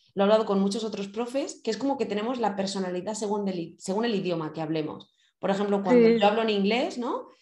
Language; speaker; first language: Spanish; native; Spanish